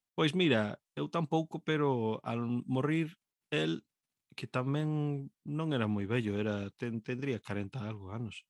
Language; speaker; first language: Galician; non-native, local second language; Spanish